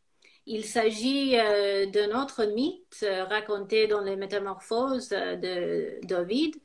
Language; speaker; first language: French; non-native, fluent; English